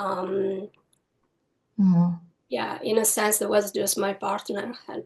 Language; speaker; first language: English; non-native, fluent; Italian